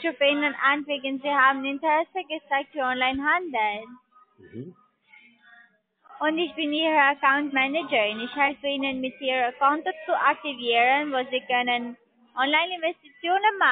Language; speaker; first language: German; non-native, learner; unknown